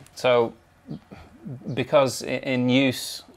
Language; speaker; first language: English; native; English